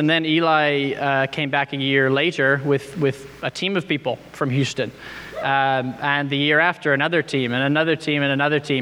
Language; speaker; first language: English; native; English